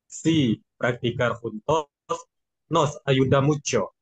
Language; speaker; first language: Spanish; non-native, learner; Malay